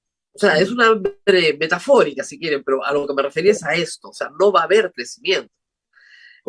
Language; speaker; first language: Spanish; native; Spanish